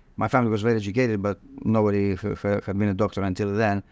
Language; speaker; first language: English; non-native, fluent; Greek